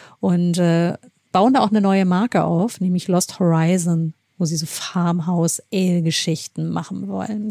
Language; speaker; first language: German; native; German